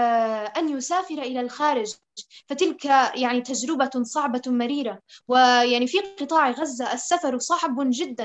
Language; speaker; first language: Arabic; native; Arabic